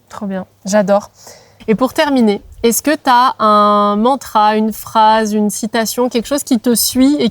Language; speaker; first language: French; native; French